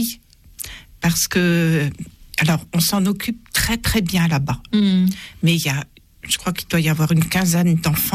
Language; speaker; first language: French; native; French